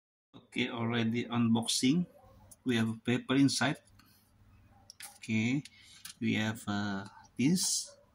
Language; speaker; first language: English; non-native, learner; Indonesian